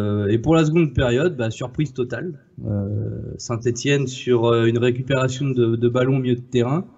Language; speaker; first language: French; native; French